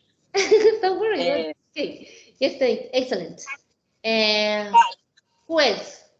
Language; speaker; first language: English; non-native, fluent; Spanish